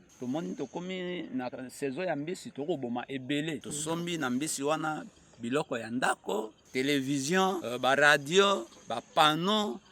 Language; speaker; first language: Lingala; native; Lingala